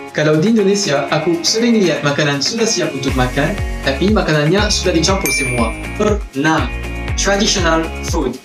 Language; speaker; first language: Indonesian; non-native, fluent; French